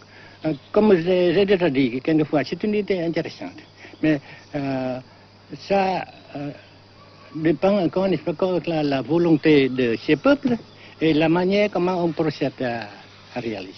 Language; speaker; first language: French; non-native, local second language; Vietnamese